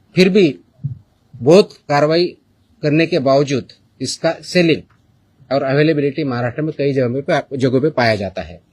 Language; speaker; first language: Hindi; non-native, local second language; Marathi